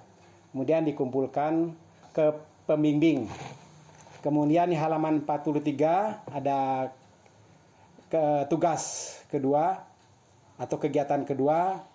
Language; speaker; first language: Indonesian; native; Indonesian